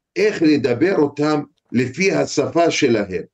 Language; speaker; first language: Hebrew; non-native, fluent; Arabic